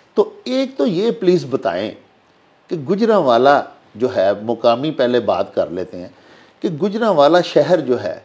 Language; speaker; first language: Urdu; non-native, local second language; Punjabi